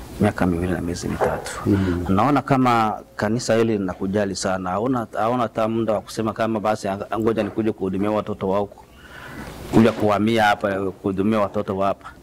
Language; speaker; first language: Swahili; native; Swahili